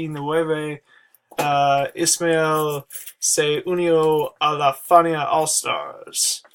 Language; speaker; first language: Spanish; non-native, learner; English